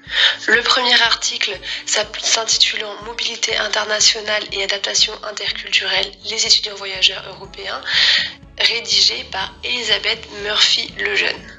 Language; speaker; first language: French; native; French